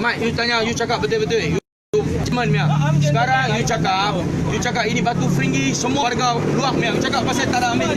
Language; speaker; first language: Malay; native; Malay